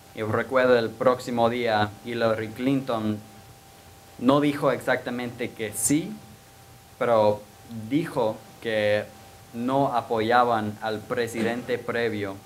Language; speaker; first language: Spanish; non-native, fluent; English